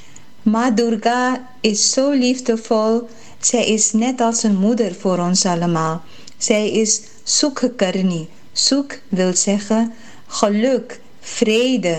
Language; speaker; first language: Dutch; early bilingual, heritage; Dutch